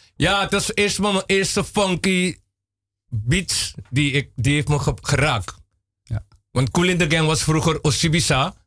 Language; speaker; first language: Dutch; non-native, local second language; Papiamento